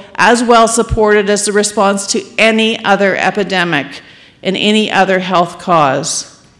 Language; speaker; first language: English; native; English